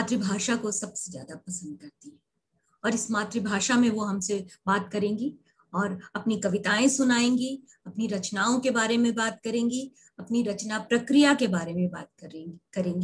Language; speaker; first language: Hindi; native; Hindi